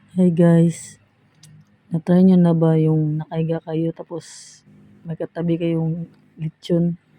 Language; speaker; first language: Filipino; native; Filipino